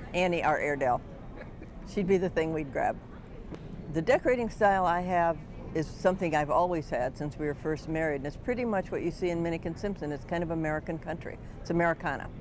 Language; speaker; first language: English; native; English